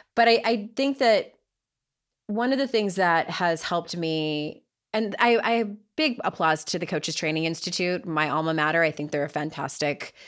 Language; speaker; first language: English; native; English